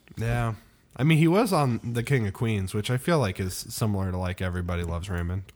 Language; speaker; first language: English; native; English